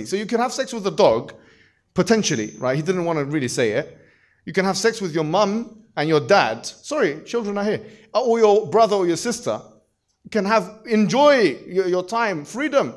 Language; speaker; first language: English; native; English